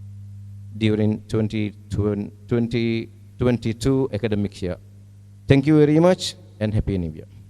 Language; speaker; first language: English; non-native, local second language; Divehi